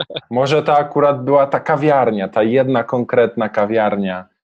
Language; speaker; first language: Polish; native; Polish